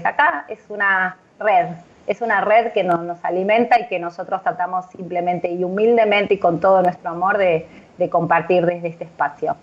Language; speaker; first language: Spanish; native; Spanish